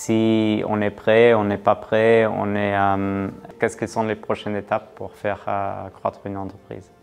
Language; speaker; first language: French; non-native, fluent; German